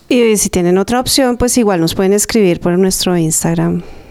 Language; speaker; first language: Spanish; native; Spanish